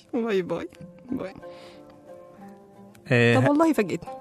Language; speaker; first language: Arabic; native; Arabic